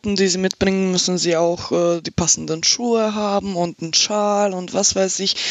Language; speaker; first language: German; non-native, fluent; Slovak